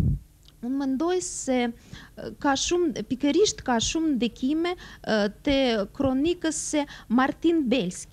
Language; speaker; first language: Albanian; non-native, fluent; Russian